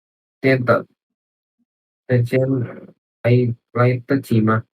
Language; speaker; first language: Chinese; non-native, learner; Indonesian